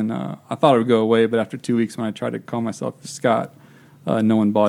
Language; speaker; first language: English; native; English